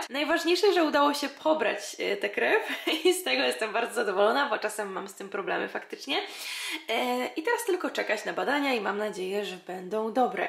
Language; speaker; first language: Polish; native; Polish